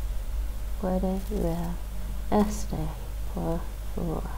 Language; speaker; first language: Spanish; non-native, learner; English